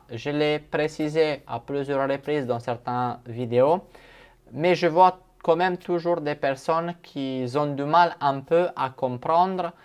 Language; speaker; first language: French; non-native, fluent; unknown